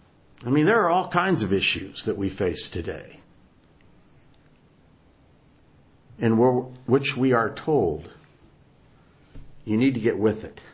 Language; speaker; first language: English; native; English